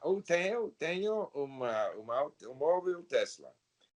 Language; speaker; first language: Portuguese; non-native, learner; English